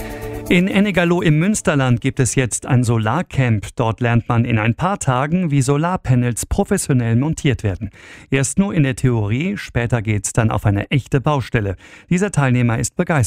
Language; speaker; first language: German; native; German